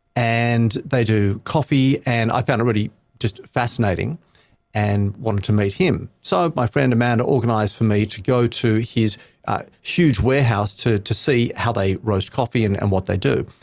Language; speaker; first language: English; native; English